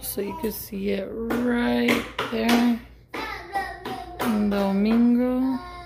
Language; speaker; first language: English; early bilingual, other home language; Spanish